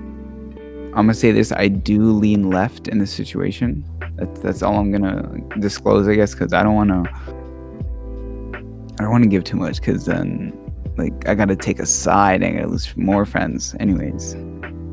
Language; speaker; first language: English; early bilingual, other home language; Arabic